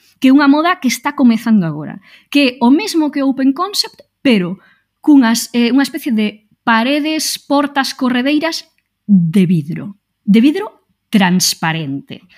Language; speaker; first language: Galician; non-native, local second language; Spanish